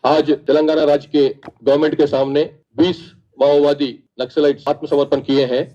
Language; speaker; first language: Hindi; non-native, local second language; Telugu